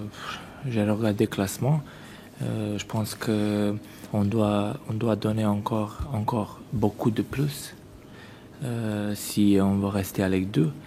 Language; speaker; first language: French; non-native, learner; Serbian